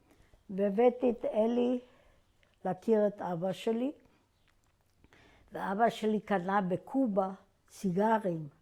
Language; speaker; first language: Hebrew; non-native, fluent; German